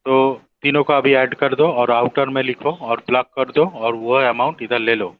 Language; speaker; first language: Hindi; non-native, local second language; Bangla